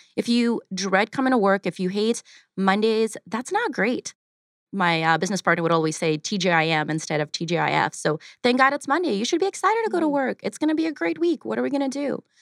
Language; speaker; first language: English; early bilingual, other home language; Ukrainian